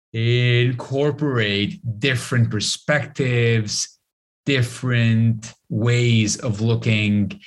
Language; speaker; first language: English; non-native, fluent; Arabic